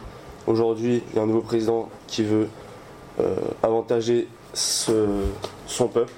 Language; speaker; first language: French; native; French